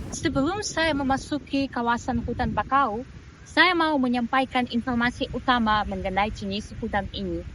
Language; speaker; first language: Indonesian; non-native, fluent; Russian